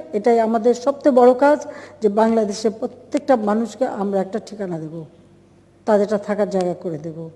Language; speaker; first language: Bangla; native; Bangla